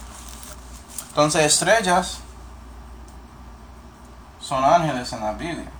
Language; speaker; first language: Spanish; non-native, fluent; English